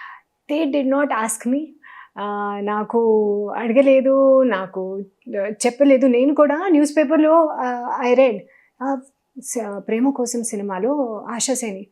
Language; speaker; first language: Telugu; non-native, local second language; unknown